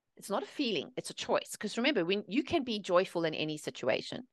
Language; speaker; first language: English; native; English